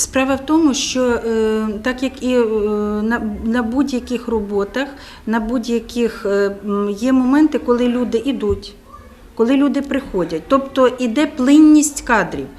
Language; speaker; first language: Ukrainian; native; Ukrainian